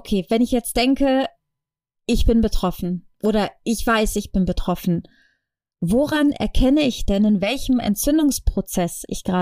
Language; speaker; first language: German; native; German